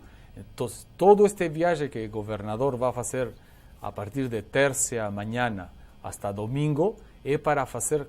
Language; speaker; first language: Portuguese; non-native, learner; Spanish